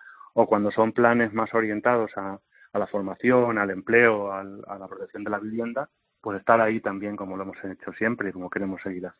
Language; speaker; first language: Spanish; native; Spanish